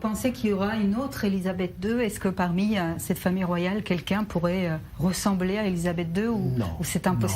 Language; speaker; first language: French; native; French